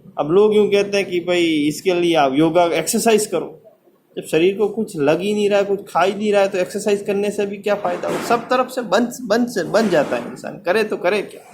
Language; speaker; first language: Hindi; native; Hindi